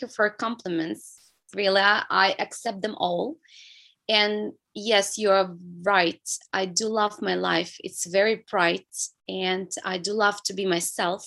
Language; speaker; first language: English; non-native, fluent; Russian